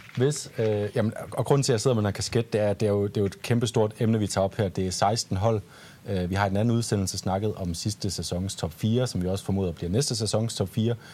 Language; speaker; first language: Danish; native; Danish